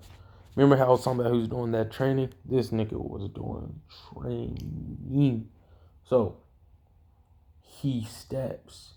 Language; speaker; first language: English; native; English